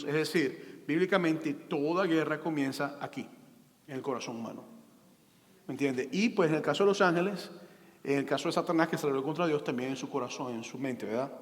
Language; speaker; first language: Spanish; native; Spanish